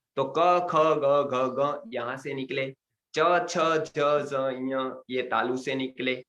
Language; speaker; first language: Hindi; non-native, local second language; Gujarati